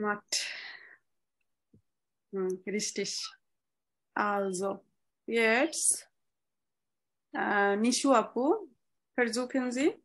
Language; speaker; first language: German; non-native, fluent; Bangla